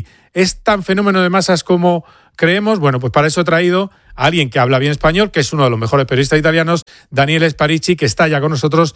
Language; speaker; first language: Spanish; native; Spanish